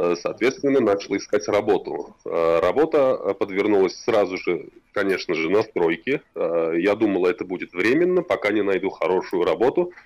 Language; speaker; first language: Russian; non-native, local second language; Tatar